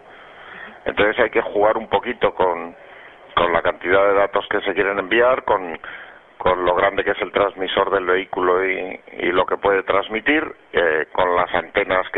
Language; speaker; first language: Spanish; native; Spanish